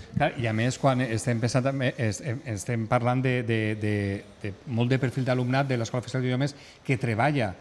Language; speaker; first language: Catalan; native; Catalan